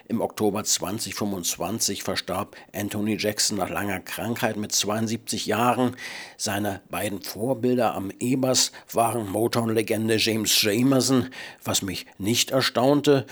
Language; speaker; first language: German; native; German